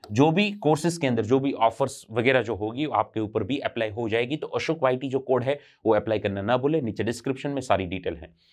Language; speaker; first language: Hindi; non-native, local second language; Gujarati